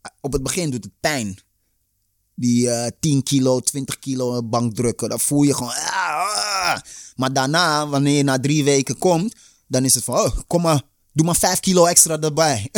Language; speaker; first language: Dutch; early bilingual, other home language; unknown